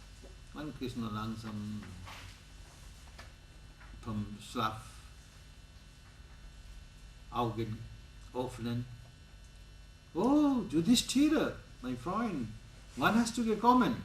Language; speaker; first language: German; non-native, learner; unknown